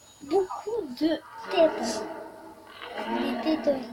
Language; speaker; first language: French; native; French